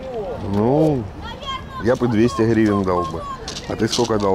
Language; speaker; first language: Russian; native; Russian